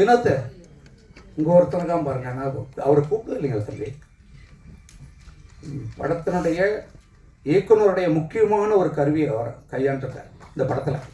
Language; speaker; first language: Tamil; native; Tamil